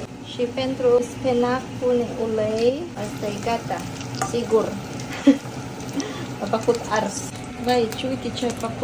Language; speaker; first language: Romanian; non-native, learner; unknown